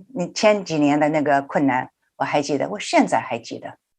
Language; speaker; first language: Chinese; early bilingual, heritage; Chinese